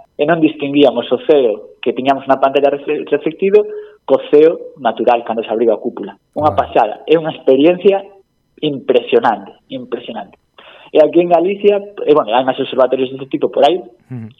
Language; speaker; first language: Galician; native; Galician